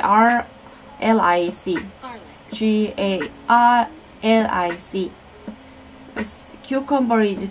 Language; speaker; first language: English; non-native, learner; Korean